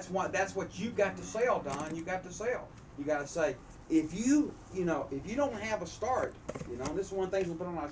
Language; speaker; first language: English; native; English